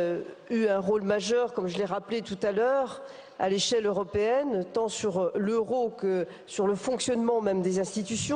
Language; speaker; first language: French; native; French